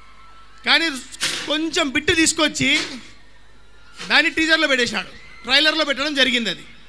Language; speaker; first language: Telugu; native; Telugu